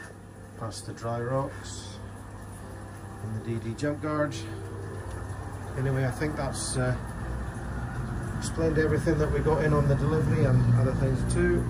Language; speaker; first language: English; native; English